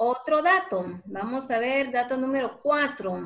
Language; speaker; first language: Spanish; native; Spanish